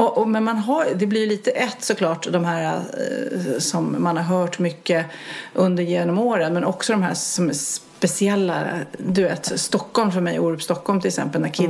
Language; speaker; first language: Swedish; native; Swedish